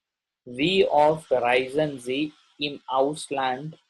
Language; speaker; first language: German; non-native, learner; Gujarati